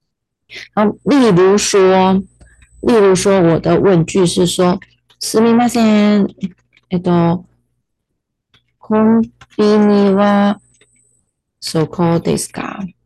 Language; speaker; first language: Japanese; non-native, fluent; Chinese